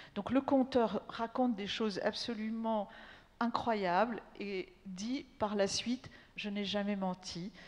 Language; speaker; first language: French; native; French